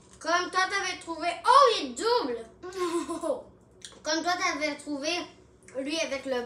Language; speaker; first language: French; non-native, local second language; English